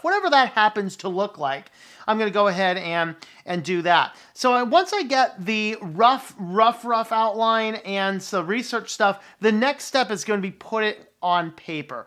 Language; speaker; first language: English; native; English